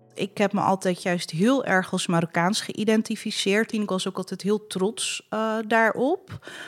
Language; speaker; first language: Dutch; early bilingual, other home language; Arabic